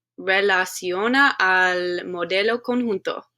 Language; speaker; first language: Spanish; non-native, learner; English